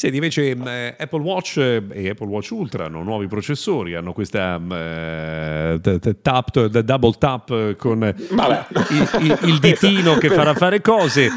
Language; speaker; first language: Italian; native; Italian